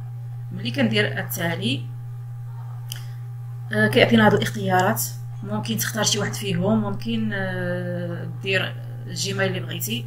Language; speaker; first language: Arabic; native; Arabic